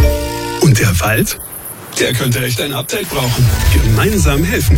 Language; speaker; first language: German; native; German